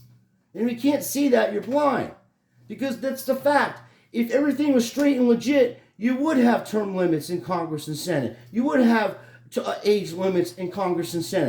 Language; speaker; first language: English; native; English